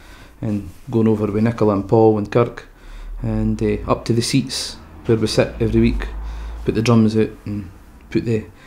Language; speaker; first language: English; native; English